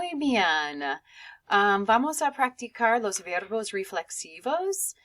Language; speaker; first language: Spanish; non-native, fluent; English